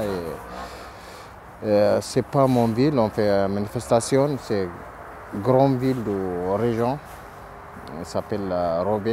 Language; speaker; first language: French; non-native, learner; Oromo